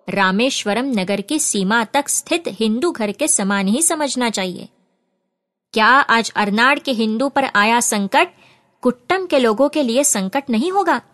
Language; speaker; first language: Hindi; non-native, local second language; Marathi